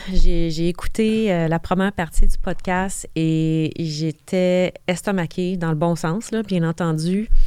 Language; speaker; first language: French; native; French